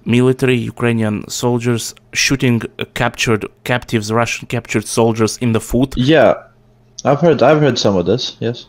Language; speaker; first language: English; non-native, fluent; Russian